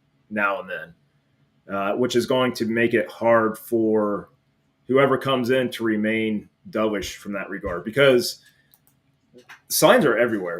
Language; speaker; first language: English; native; English